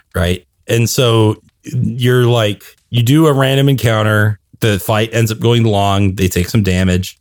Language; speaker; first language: English; native; English